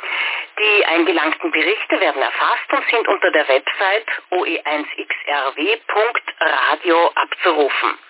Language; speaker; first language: German; native; German